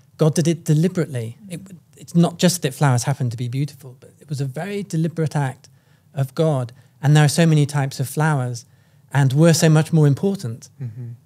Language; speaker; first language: English; native; English